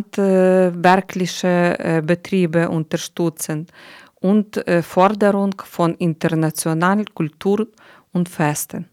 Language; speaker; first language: German; non-native, learner; Ukrainian